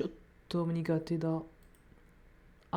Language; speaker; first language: Japanese; non-native, learner; English